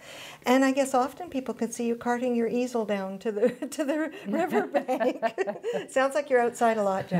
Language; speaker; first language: English; native; English